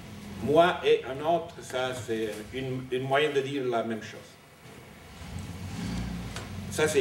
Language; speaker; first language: French; non-native, fluent; Italian